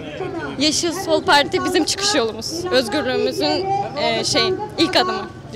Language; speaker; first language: Turkish; native; Turkish